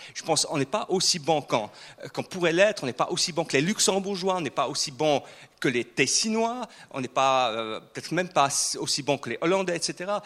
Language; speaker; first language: French; non-native, fluent; Swiss German